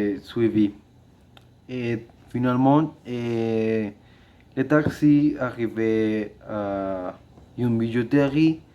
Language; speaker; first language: French; non-native, learner; Spanish